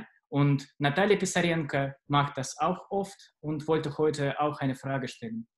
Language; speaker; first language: German; non-native, fluent; Russian